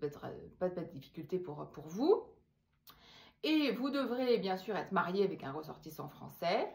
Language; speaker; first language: French; native; French